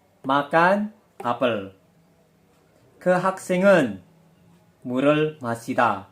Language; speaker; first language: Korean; non-native, fluent; Indonesian